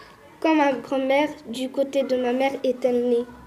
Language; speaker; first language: French; early bilingual, other home language; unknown